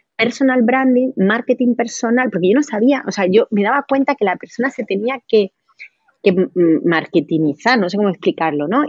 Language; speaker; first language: Spanish; native; Spanish